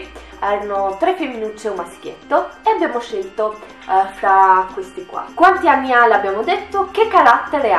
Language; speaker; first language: Italian; native; Italian